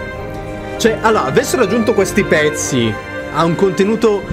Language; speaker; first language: Italian; native; Italian